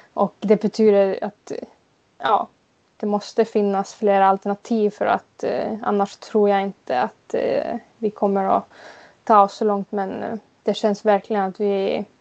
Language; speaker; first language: Swedish; non-native, local second language; Finnish